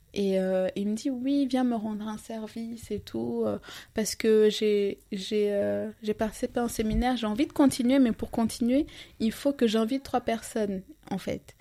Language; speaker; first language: French; non-native, local second language; Ngazidja Comorian